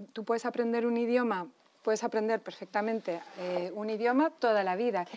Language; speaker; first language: Spanish; native; Spanish